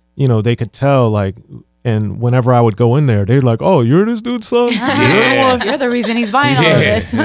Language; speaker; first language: English; native; English